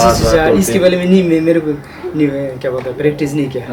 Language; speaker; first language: Hindi; non-native, local second language; Ladakhi